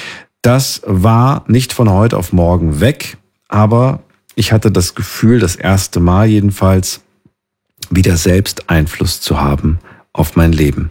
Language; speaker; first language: German; native; German